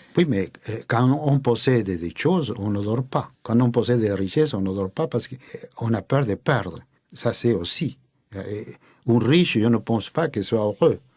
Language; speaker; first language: French; non-native, fluent; Spanish